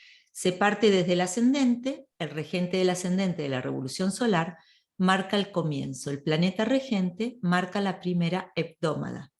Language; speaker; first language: Spanish; native; Spanish